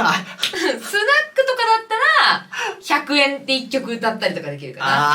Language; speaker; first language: Japanese; native; Japanese